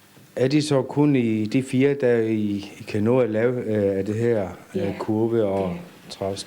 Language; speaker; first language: Danish; non-native, local second language; Kalaallisut